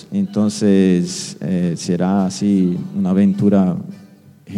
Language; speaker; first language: Spanish; non-native, fluent; Portuguese